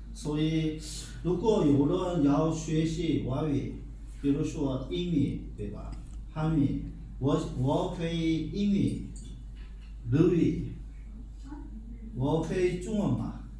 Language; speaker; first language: Chinese; non-native, learner; Korean